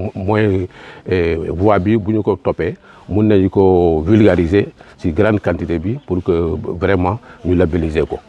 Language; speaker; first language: Wolof; non-native, local second language; Fula